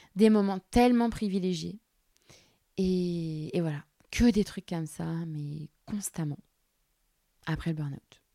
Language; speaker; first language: French; native; French